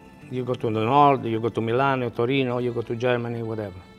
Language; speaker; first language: English; non-native, fluent; Italian